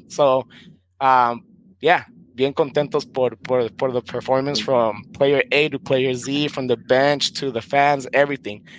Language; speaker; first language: English; early bilingual, other home language; Spanish